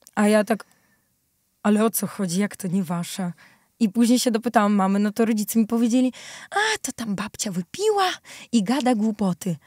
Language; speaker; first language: Polish; early bilingual, other home language; Ukrainian